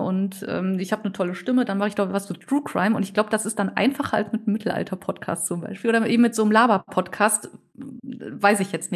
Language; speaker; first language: German; native; German